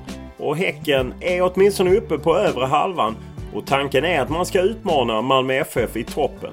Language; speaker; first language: Swedish; native; Swedish